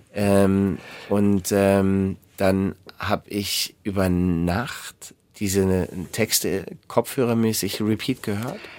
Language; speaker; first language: German; native; German